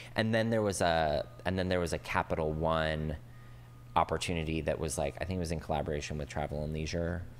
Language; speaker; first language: English; native; English